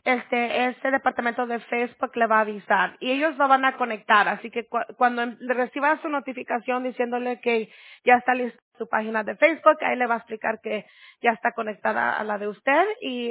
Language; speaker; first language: Spanish; early bilingual, heritage; Spanish